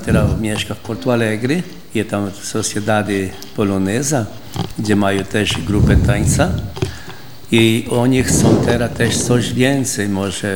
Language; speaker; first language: Polish; early bilingual, heritage; Polish